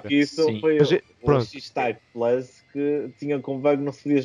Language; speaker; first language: Portuguese; native; Portuguese